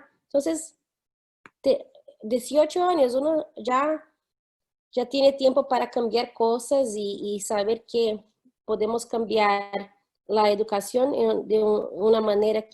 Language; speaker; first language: Spanish; non-native, fluent; English